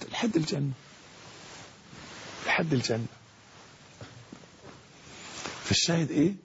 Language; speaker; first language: Arabic; native; Arabic